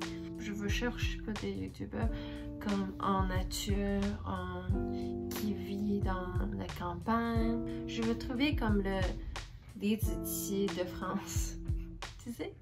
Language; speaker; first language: French; non-native, learner; English